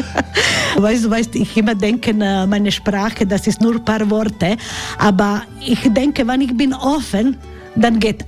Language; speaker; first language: German; non-native, learner; Croatian